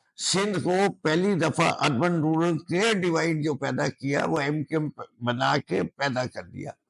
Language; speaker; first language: Urdu; native; Urdu